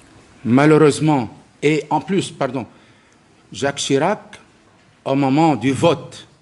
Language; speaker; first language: French; non-native, local second language; Arabic